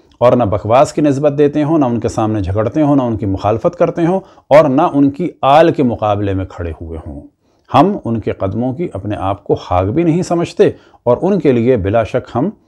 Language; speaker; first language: Urdu; native; Urdu